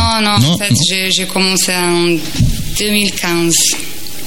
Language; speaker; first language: French; non-native, fluent; Croatian